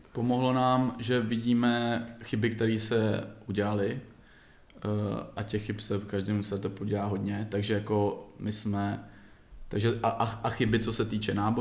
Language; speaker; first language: Czech; native; Czech